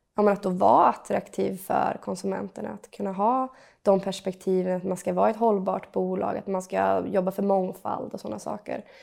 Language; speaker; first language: Swedish; native; Swedish